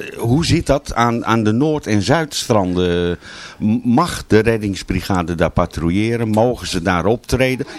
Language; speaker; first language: Dutch; native; Dutch